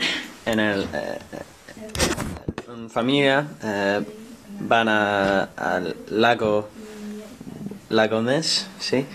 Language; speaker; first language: Spanish; non-native, learner; English